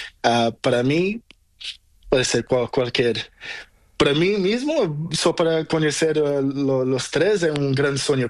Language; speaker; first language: Spanish; non-native, learner; Portuguese